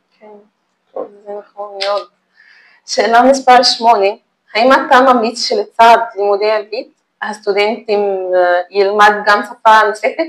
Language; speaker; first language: Hebrew; non-native, fluent; Arabic